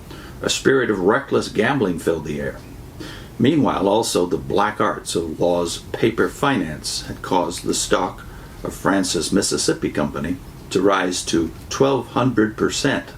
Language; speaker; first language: English; native; English